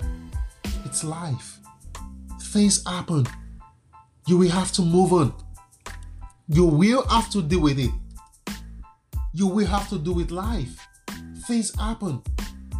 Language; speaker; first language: English; non-native, local second language; Yoruba